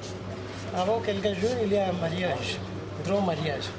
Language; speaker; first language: French; non-native, learner; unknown